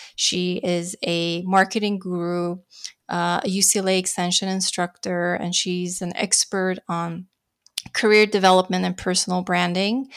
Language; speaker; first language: English; non-native, fluent; Dutch